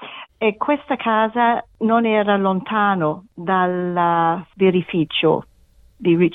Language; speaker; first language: Italian; non-native, learner; German